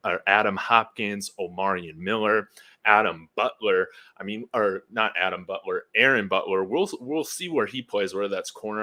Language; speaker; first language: English; native; English